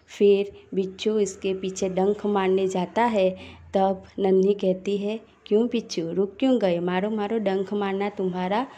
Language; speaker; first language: Hindi; non-native, local second language; Gujarati